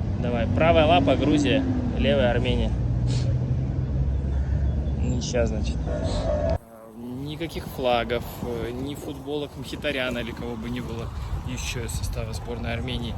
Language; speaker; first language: Russian; native; Russian